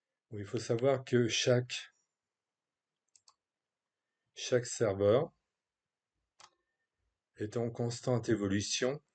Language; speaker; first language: French; native; French